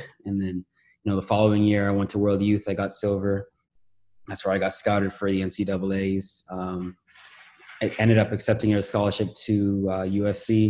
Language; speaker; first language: English; native; English